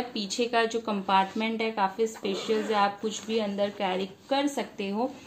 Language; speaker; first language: Hindi; non-native, local second language; Bangla